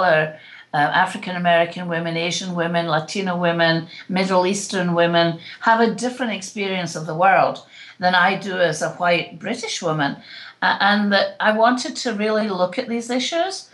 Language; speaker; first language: English; native; English